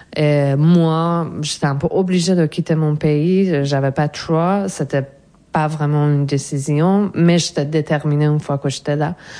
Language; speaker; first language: French; non-native, fluent; Persian